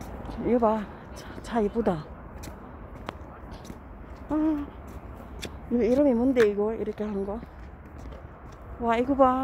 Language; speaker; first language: Korean; non-native, learner; Filipino